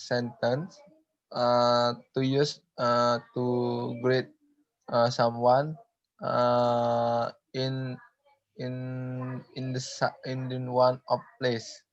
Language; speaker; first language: English; non-native, learner; Indonesian